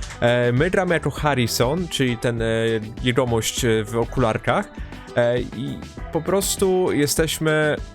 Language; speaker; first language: Polish; native; Polish